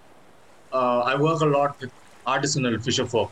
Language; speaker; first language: English; non-native, local second language; Tamil